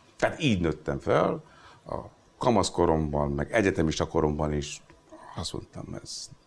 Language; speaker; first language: Hungarian; non-native, fluent; Hindi